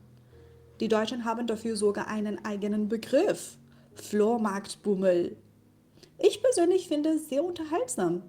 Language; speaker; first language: German; non-native, fluent; Persian